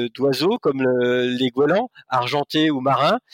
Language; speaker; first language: French; native; French